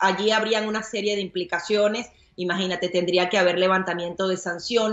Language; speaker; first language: Spanish; native; Spanish